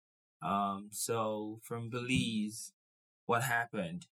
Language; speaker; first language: English; non-native, local second language; Yoruba